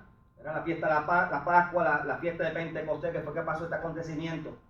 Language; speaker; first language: Spanish; native; Spanish